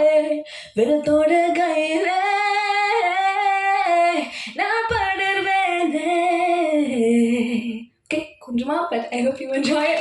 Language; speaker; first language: Tamil; early bilingual, heritage; Tamil